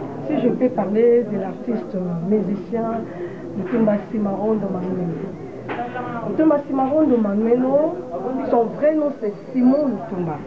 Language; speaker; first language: French; non-native, local second language; Lingala